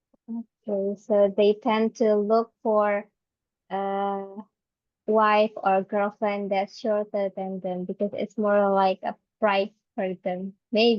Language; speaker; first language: English; non-native, fluent; Indonesian